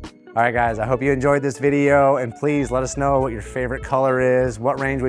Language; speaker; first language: English; native; English